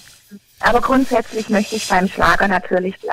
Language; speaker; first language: German; native; German